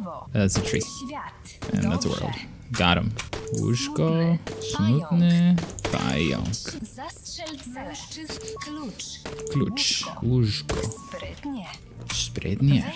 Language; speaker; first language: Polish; non-native, learner; Finnish